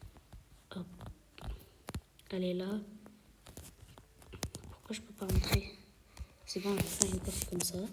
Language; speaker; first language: French; native; French